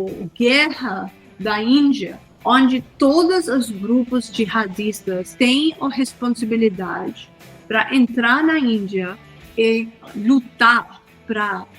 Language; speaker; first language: Portuguese; non-native, fluent; Hindi